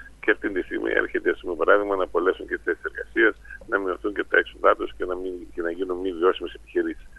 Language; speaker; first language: Greek; native; Greek